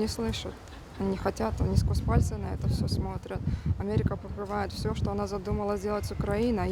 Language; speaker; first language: Russian; native; Russian